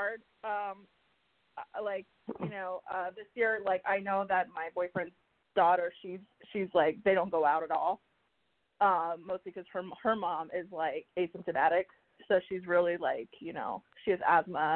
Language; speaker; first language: English; early bilingual, other home language; Spanish